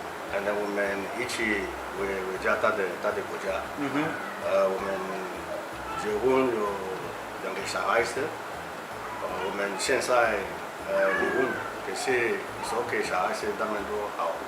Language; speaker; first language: Chinese; non-native, learner; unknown